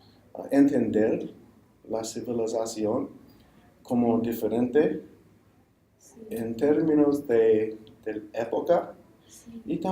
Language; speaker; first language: Spanish; non-native, fluent; English